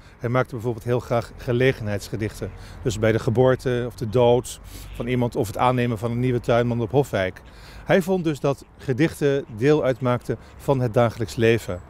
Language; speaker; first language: Dutch; native; Dutch